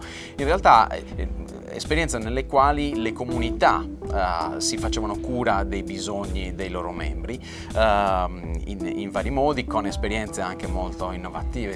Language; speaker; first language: Italian; native; Italian